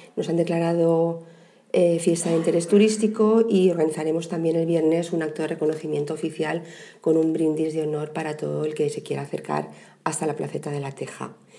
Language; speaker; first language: Spanish; native; Spanish